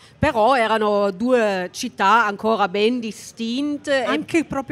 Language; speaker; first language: Italian; non-native, fluent; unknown